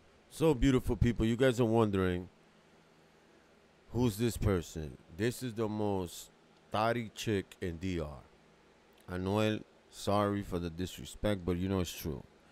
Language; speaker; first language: English; early bilingual, other home language; Spanish